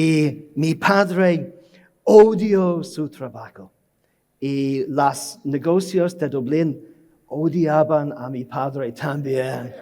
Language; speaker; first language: Spanish; non-native, learner; English